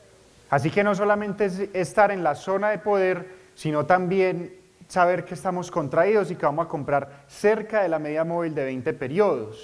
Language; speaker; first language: Spanish; native; Spanish